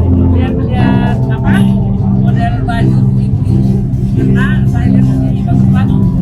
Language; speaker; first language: Indonesian; non-native, fluent; Filipino